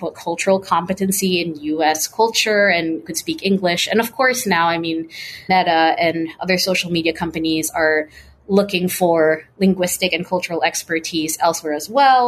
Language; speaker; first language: English; non-native, local second language; Filipino